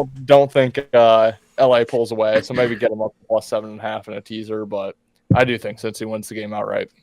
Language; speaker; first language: English; native; English